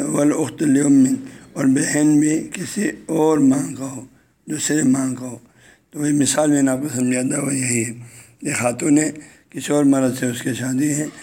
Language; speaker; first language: Urdu; non-native, local second language; Balti